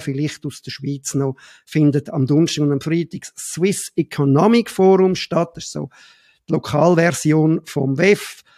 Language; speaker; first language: German; native; German